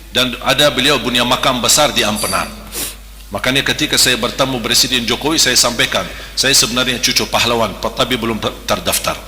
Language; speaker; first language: Malay; non-native, fluent; Arabic